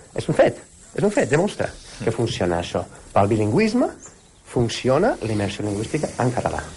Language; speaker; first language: Catalan; non-native, fluent; English